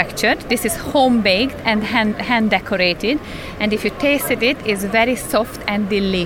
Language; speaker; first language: English; non-native, fluent; Hungarian